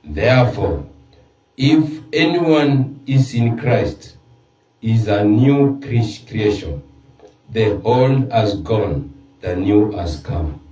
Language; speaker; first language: English; non-native, local second language; Swahili